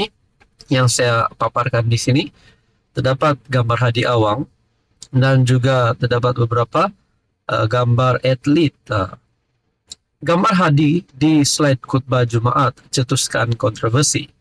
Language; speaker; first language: Malay; native; Malay